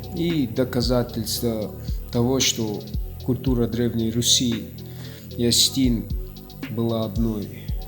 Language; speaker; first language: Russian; non-native, local second language; Ossetic